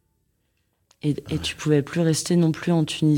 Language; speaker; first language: French; native; French